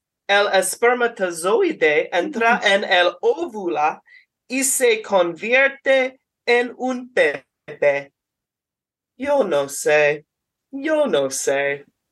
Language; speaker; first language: Spanish; non-native, learner; English